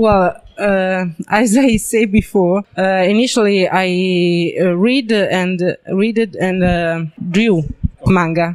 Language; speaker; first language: English; non-native, learner; Italian